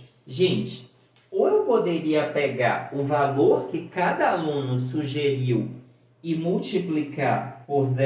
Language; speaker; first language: Portuguese; native; Portuguese